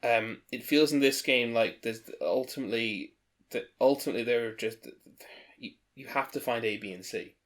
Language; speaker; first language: English; native; English